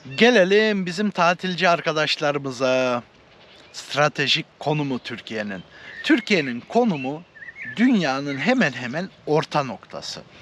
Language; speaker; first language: Turkish; early bilingual, heritage; Turkish